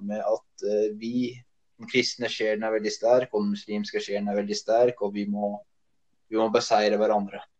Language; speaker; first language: Norwegian; early bilingual, other home language; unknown